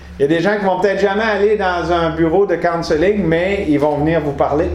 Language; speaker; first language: French; native; French